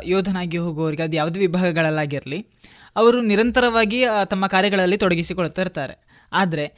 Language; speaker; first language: Kannada; native; Kannada